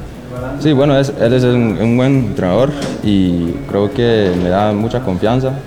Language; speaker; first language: Spanish; non-native, learner; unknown